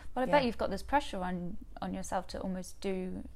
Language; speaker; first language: English; native; English